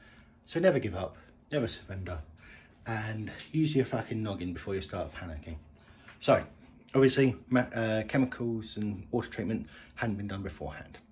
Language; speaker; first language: English; native; English